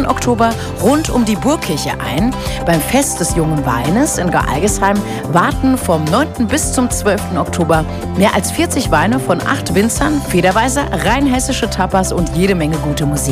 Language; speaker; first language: German; native; German